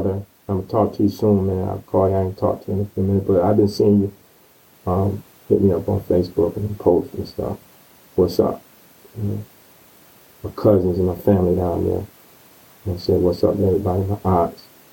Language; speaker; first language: English; native; English